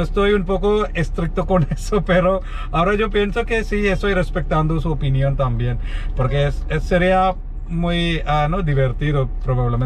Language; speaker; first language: Spanish; non-native, learner; Malayalam